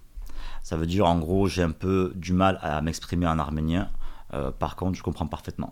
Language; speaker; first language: French; early bilingual, other home language; Russian